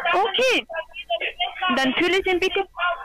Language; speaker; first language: German; non-native, learner; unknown